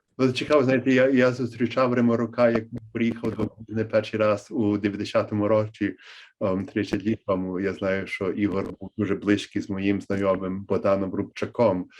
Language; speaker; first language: Ukrainian; early bilingual, heritage; Ukrainian